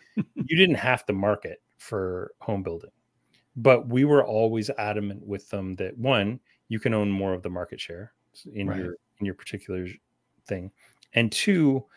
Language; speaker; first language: English; native; English